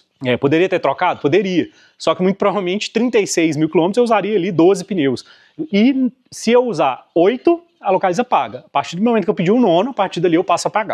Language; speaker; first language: Portuguese; native; Portuguese